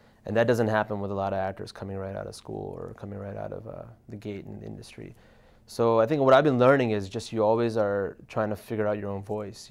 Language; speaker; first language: English; early bilingual, other home language; Urdu